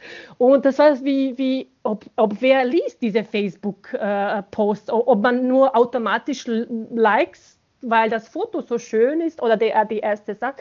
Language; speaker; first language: German; non-native, fluent; Bosnian